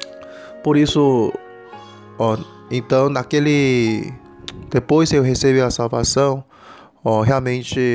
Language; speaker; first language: Portuguese; non-native, learner; Korean